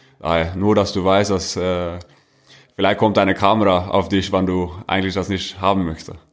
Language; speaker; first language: German; non-native, fluent; Norwegian